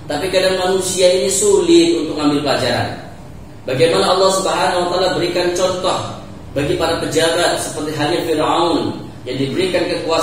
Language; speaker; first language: Indonesian; native; Indonesian